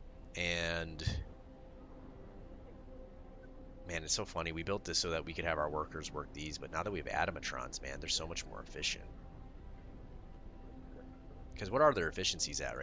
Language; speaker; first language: English; native; English